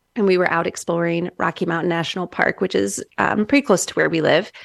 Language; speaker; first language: English; native; English